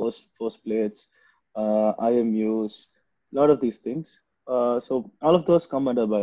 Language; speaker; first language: English; non-native, local second language; Tamil